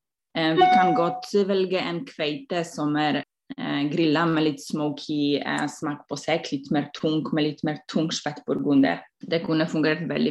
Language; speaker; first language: Norwegian; non-native, fluent; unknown